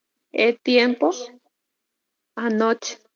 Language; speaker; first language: Portuguese; non-native, learner; Spanish